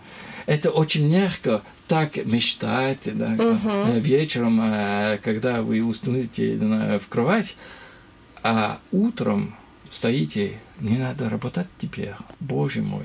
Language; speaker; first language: Russian; non-native, learner; French